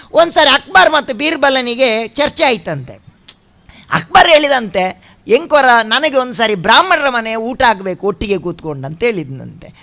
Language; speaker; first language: Kannada; non-native, local second language; Tulu